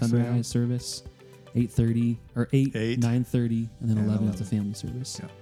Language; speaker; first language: English; native; English